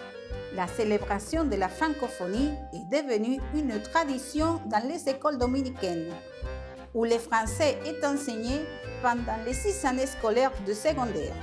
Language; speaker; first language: French; non-native, fluent; Spanish